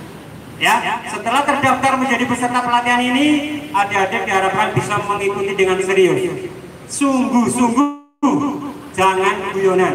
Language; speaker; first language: Indonesian; native; Indonesian